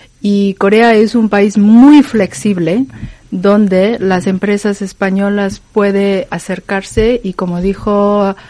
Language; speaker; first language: Spanish; non-native, fluent; Korean